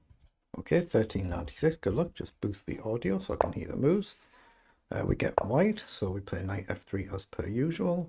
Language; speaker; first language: English; native; English